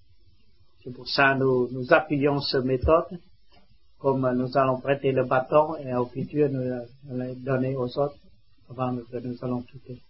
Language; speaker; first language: French; non-native, learner; Vietnamese